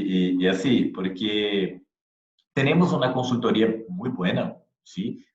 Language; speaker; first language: Spanish; non-native, fluent; Portuguese